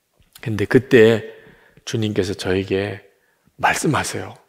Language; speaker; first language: Korean; native; Korean